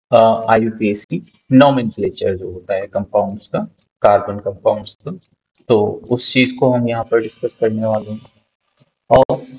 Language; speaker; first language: Hindi; native; Hindi